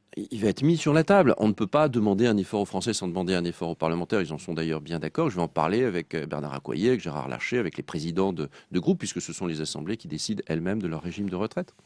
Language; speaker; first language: French; native; French